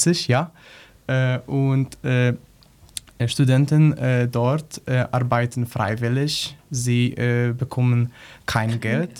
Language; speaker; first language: German; non-native, learner; Polish